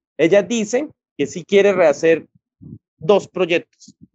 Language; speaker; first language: Spanish; native; Spanish